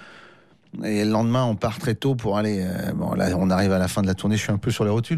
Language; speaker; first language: French; native; French